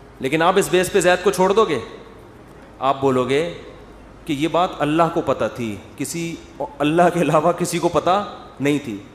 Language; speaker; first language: Urdu; native; Urdu